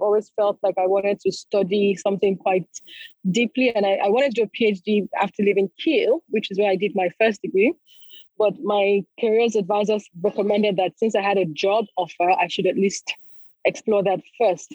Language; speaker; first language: English; non-native, local second language; Yoruba